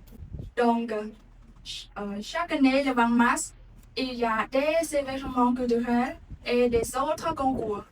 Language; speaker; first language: French; non-native, learner; Khmer